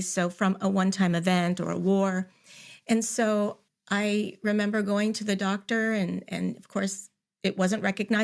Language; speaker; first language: English; native; English